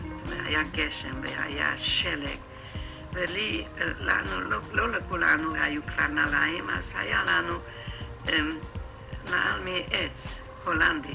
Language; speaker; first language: Hebrew; non-native, fluent; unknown